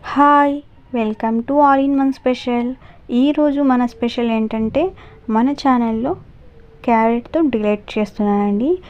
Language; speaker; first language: Telugu; non-native, local second language; Urdu